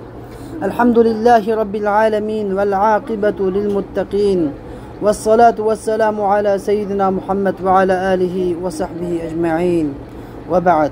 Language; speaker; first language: Arabic; non-native, fluent; Uyghur